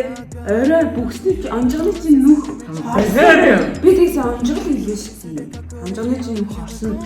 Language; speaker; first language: Mongolian; native; Mongolian